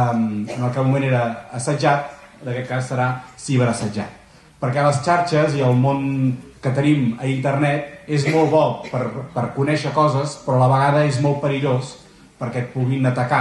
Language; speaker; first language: Catalan; native; Catalan